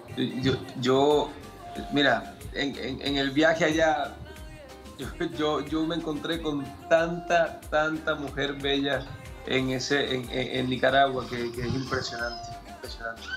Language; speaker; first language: Spanish; early bilingual, heritage; Spanish